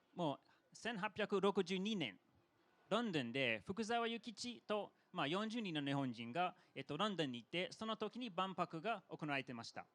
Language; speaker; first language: Japanese; non-native, fluent; English